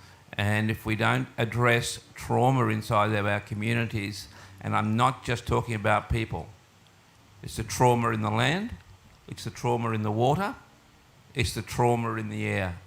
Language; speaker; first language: English; native; English